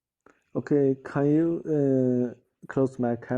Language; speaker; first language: English; non-native, learner; Chinese